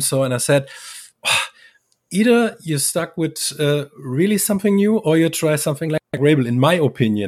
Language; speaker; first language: English; non-native, fluent; German